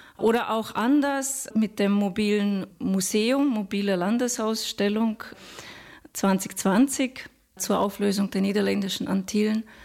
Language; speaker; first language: German; non-native, fluent; Russian